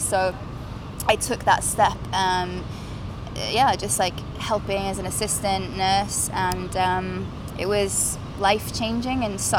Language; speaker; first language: English; native; English